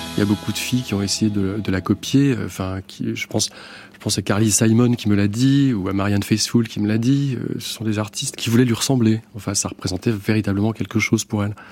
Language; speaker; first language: French; native; French